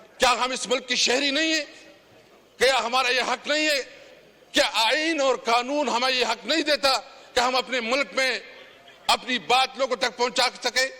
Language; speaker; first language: Urdu; non-native, local second language; Pashto